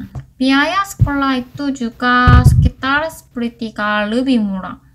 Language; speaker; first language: Indonesian; non-native, fluent; Korean